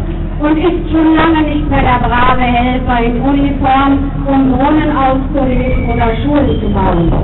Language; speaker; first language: German; native; German